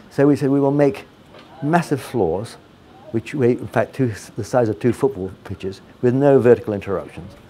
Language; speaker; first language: English; non-native, fluent; Italian